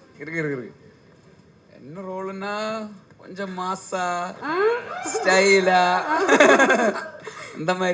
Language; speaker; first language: Tamil; non-native, local second language; Malayalam